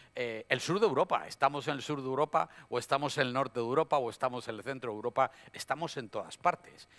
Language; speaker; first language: Spanish; native; Spanish